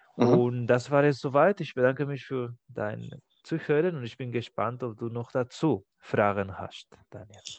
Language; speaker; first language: German; non-native, fluent; Spanish